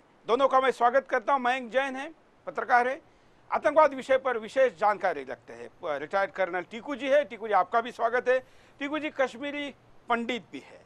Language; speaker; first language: Hindi; native; Hindi